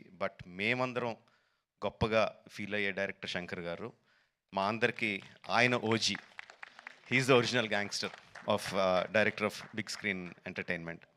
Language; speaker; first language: Telugu; native; Telugu